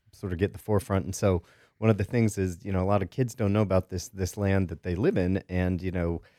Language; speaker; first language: English; native; English